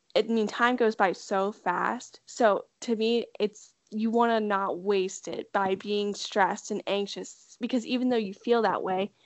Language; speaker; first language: English; native; English